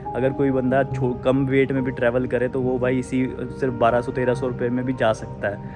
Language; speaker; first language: Hindi; native; Hindi